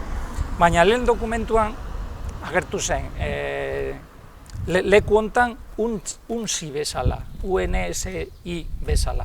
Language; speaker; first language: Basque; non-native, local second language; Spanish